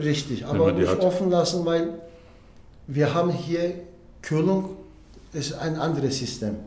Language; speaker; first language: German; non-native, learner; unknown